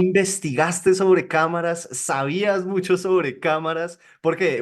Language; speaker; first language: Spanish; native; Spanish